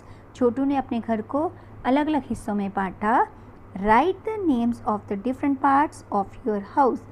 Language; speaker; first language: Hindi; native; Hindi